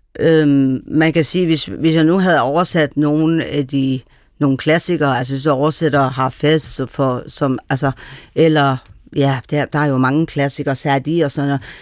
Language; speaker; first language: Danish; early bilingual, other home language; Persian